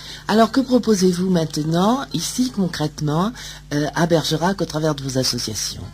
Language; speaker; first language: French; native; French